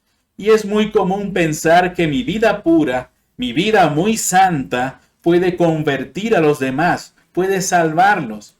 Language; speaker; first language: Spanish; non-native, fluent; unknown